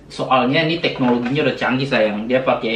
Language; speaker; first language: Indonesian; native; Indonesian